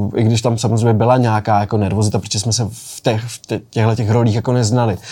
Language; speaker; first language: Czech; native; Czech